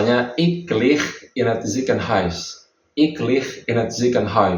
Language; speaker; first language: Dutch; non-native, fluent; Indonesian